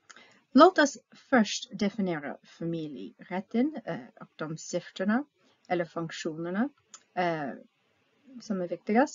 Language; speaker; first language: Swedish; non-native, fluent; English